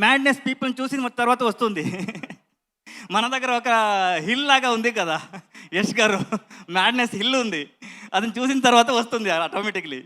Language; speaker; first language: Telugu; non-native, learner; Kannada